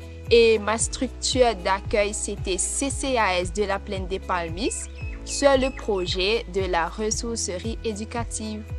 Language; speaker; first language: French; non-native, local second language; Morisyen